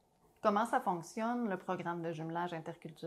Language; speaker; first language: French; native; French